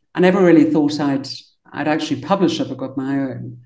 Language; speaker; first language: English; native; English